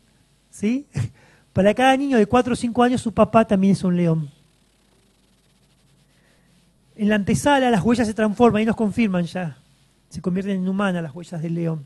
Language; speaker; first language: Spanish; native; Spanish